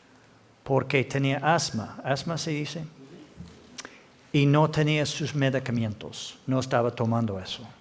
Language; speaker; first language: Spanish; non-native, fluent; English